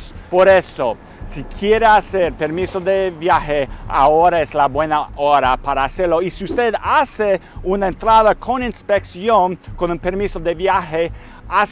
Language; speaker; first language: Spanish; non-native, fluent; English